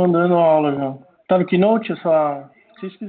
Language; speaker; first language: Portuguese; native; Portuguese